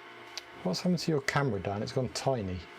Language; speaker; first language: English; native; English